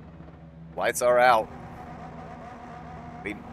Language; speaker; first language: English; native; English